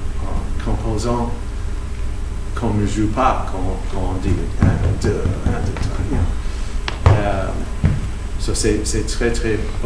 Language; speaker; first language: French; non-native, fluent; English